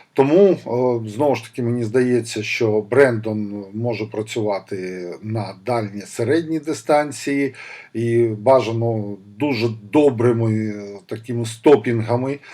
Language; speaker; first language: Ukrainian; non-native, local second language; Russian